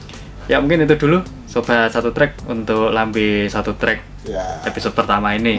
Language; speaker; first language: Indonesian; native; Indonesian